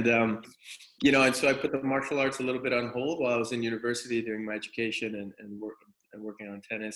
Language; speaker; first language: English; native; English